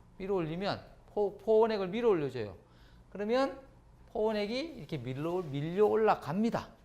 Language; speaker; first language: Korean; native; Korean